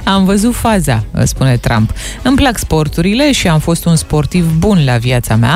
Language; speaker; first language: Romanian; native; Romanian